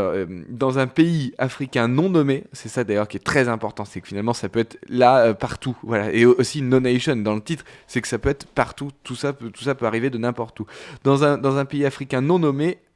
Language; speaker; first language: French; native; French